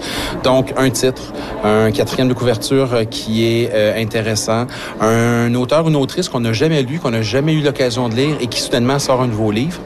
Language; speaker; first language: French; native; French